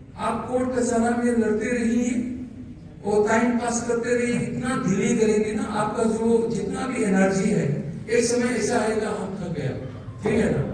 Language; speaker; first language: Hindi; non-native, local second language; Bodo